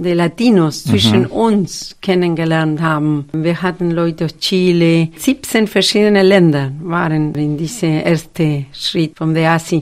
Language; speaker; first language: German; non-native, fluent; Spanish